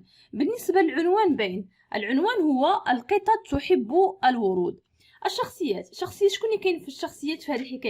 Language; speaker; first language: Arabic; native; Arabic